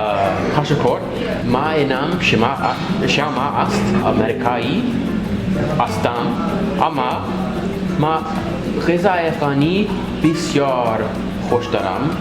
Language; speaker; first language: Persian; non-native, learner; English